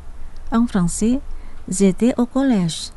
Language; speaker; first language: French; non-native, fluent; Indonesian